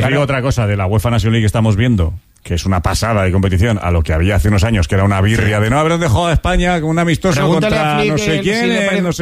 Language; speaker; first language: Spanish; native; Spanish